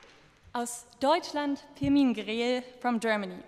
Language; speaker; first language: German; native; German